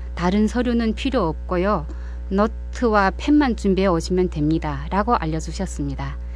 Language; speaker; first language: Korean; early bilingual, heritage; Korean